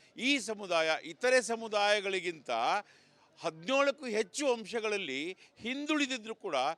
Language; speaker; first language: Kannada; non-native, local second language; Lambadi